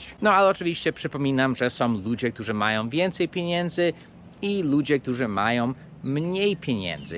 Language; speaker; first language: Polish; non-native, fluent; English